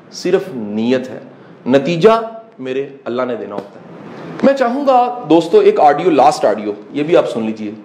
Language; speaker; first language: Urdu; non-native, local second language; Punjabi